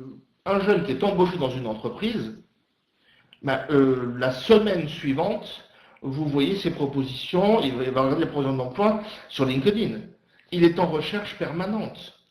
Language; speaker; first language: French; native; French